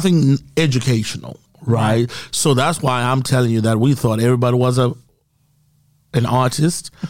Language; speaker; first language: English; non-native, local second language; Shona